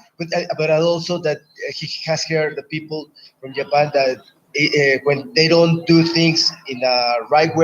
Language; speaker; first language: English; non-native, fluent; Spanish